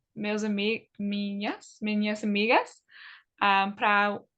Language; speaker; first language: Portuguese; early bilingual, other home language; English